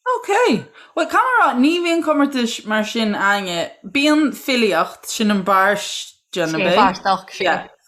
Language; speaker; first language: Irish; native; Irish